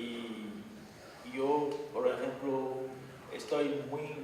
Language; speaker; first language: Spanish; non-native, fluent; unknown